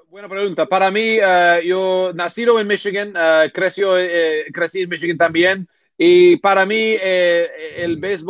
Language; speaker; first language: Spanish; non-native, learner; English